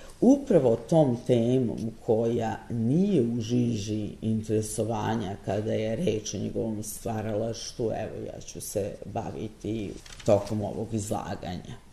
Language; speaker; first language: Serbian; native; Serbian